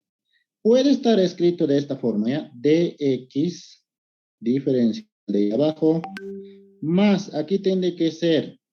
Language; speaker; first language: Spanish; native; Spanish